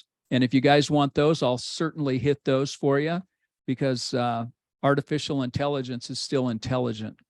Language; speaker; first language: English; native; English